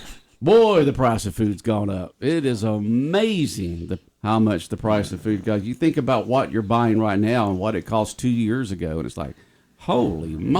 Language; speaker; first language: English; native; English